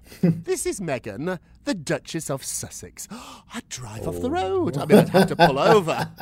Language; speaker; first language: English; native; English